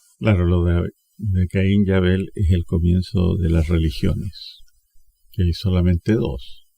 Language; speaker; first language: Spanish; native; Spanish